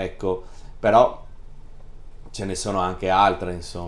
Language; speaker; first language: Italian; native; Italian